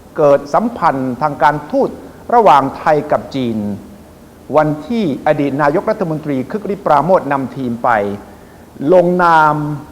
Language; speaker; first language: Thai; native; Thai